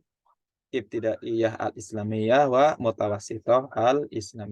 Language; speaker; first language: Arabic; non-native, fluent; Indonesian